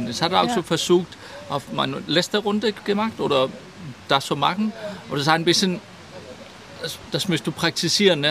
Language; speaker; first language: German; non-native, learner; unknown